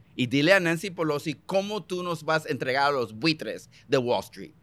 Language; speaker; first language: Spanish; early bilingual, heritage; Spanish